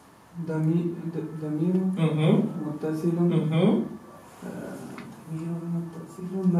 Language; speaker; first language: Arabic; non-native, learner; French